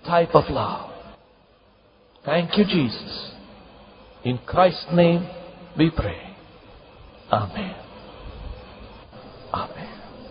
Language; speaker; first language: English; non-native, local second language; Kannada